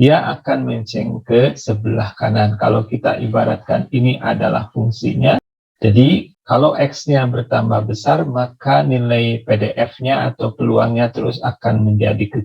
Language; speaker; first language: Indonesian; native; Indonesian